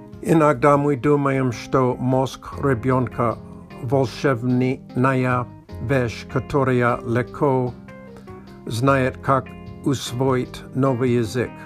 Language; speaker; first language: Russian; non-native, learner; English